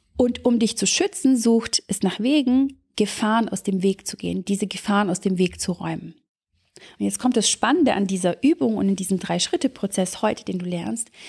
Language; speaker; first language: German; early bilingual, other home language; Serbian